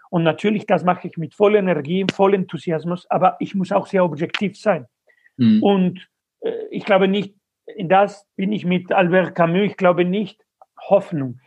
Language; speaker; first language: German; non-native, fluent; Spanish